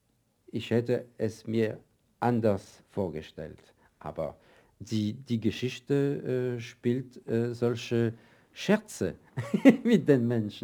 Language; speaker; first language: German; non-native, fluent; French